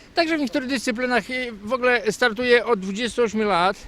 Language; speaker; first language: Polish; native; Polish